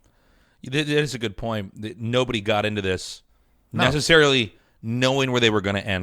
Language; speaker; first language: English; native; English